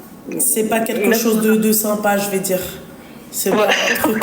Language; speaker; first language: French; native; French